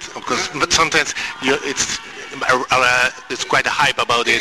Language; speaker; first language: English; non-native, fluent; Spanish